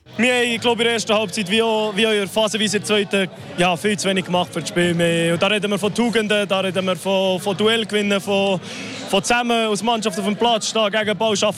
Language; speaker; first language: German; native; German